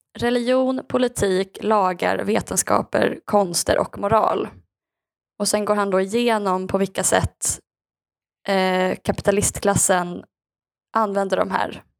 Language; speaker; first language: Swedish; native; Swedish